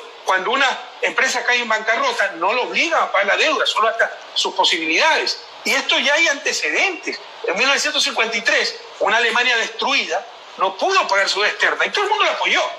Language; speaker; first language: Spanish; native; Spanish